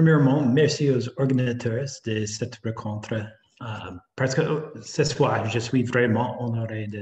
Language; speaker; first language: French; non-native, fluent; English